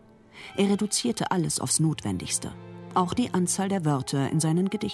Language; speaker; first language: German; native; German